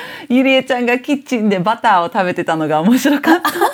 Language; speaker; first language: Japanese; early bilingual, heritage; Japanese